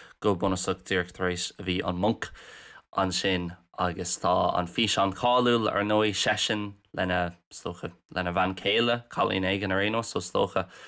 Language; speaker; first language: Irish; non-native, local second language; English